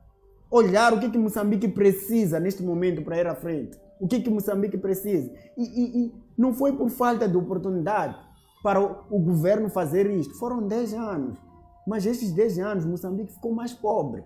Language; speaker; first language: Portuguese; native; Portuguese